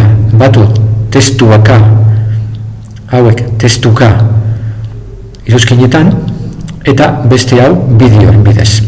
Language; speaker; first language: Basque; non-native, local second language; Spanish